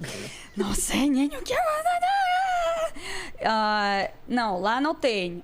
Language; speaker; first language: Portuguese; non-native, fluent; Russian